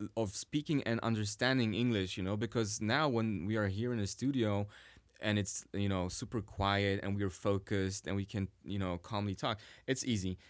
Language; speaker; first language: English; non-native, fluent; Swedish